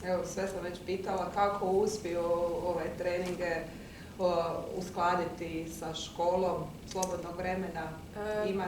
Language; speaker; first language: Croatian; native; Croatian